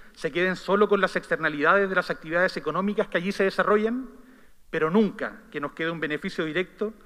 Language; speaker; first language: Spanish; native; Spanish